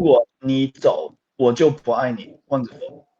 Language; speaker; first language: Chinese; non-native, fluent; Swedish